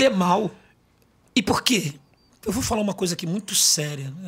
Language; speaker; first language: Portuguese; native; Portuguese